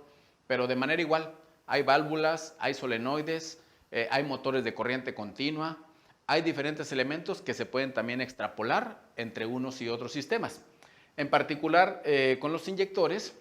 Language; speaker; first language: Spanish; native; Spanish